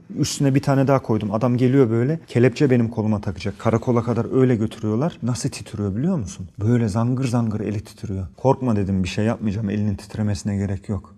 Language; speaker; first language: Turkish; early bilingual, heritage; Turkish